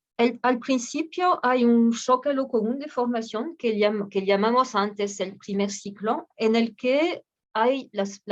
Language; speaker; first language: Spanish; non-native, fluent; French